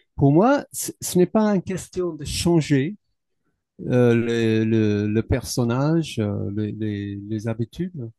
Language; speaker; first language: French; non-native, learner; English